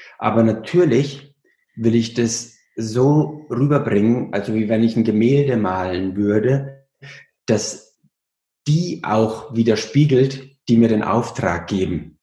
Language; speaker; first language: German; early bilingual, other home language; Italian